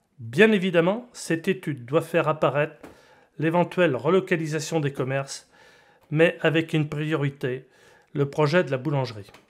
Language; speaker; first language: French; native; French